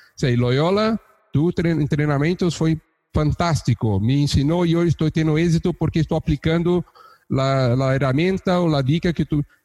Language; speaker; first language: Portuguese; native; Portuguese